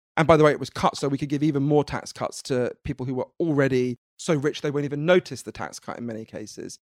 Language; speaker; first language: English; native; English